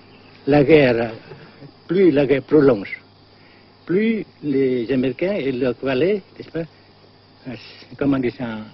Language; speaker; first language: French; non-native, fluent; Vietnamese